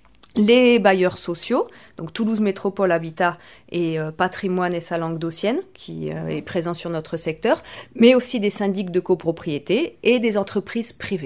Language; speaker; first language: French; native; French